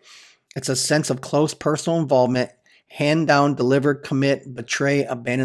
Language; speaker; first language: English; native; English